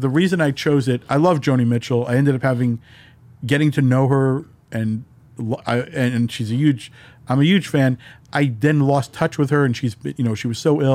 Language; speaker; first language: English; native; English